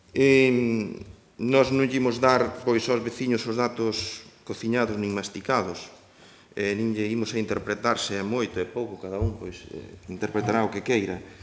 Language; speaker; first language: Galician; native; Galician